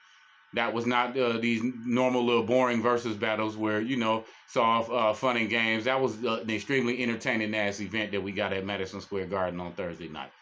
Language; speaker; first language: English; native; English